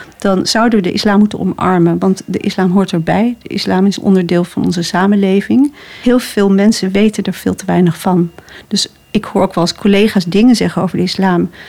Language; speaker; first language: Dutch; native; Dutch